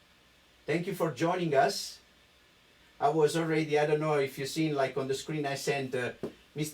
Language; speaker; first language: English; non-native, fluent; Italian